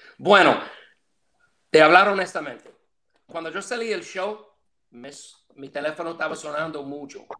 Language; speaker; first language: Spanish; non-native, fluent; English